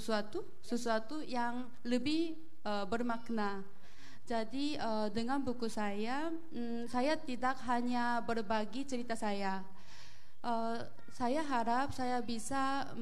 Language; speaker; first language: Indonesian; non-native, learner; Korean